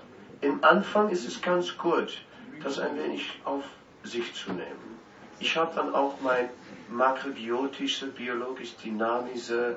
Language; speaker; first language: German; non-native, fluent; Dutch